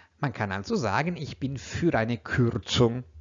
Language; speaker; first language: German; non-native, fluent; Italian